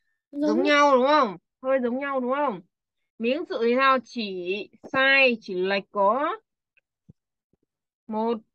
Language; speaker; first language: Chinese; non-native, fluent; Vietnamese